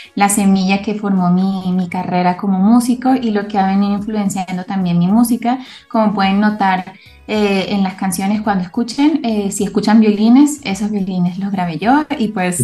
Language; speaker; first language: Spanish; native; Spanish